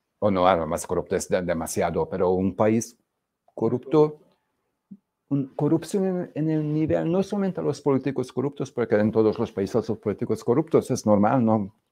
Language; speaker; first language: Spanish; non-native, fluent; Hungarian